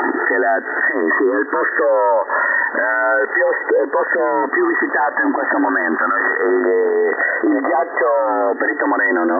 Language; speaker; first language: Italian; non-native, fluent; Spanish